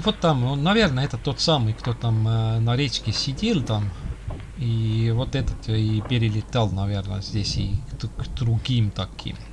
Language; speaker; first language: Russian; non-native, local second language; Estonian